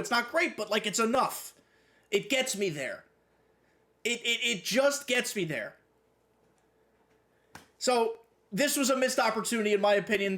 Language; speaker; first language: English; native; English